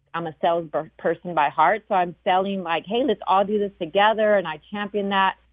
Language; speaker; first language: English; early bilingual, other home language; Spanish